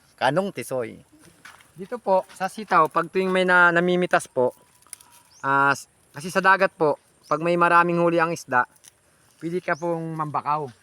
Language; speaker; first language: Filipino; non-native, local second language; Iloko